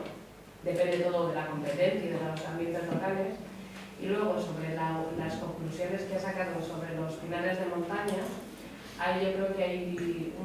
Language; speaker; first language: Spanish; native; Spanish